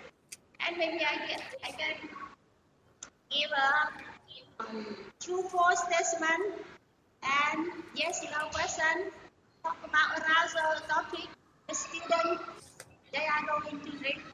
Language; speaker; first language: English; non-native, learner; Vietnamese